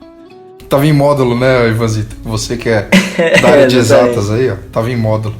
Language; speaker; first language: Portuguese; native; Portuguese